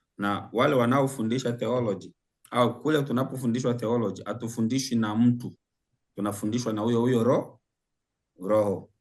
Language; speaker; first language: Swahili; native; Swahili